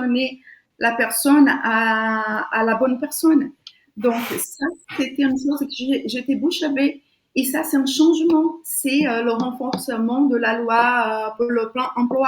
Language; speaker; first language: French; non-native, fluent; Portuguese